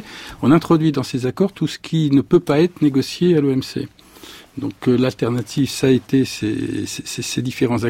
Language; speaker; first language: French; native; French